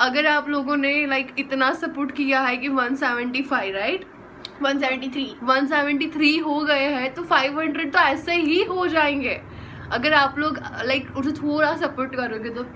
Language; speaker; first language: Hindi; non-native, local second language; Gujarati